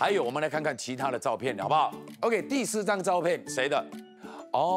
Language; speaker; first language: Chinese; native; Chinese